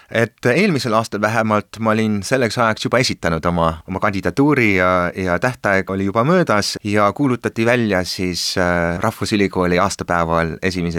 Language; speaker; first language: Estonian; early bilingual, heritage; Estonian